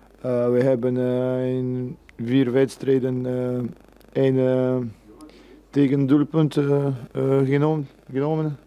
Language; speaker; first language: Dutch; non-native, learner; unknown